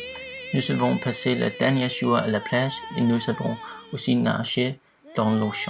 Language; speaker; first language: French; non-native, learner; Danish